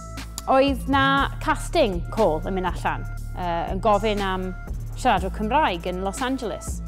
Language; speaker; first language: Welsh; native; Welsh